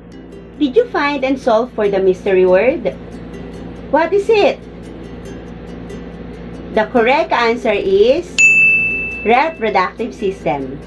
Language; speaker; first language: English; non-native, local second language; Filipino